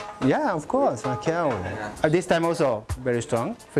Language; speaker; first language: English; non-native, learner; Thai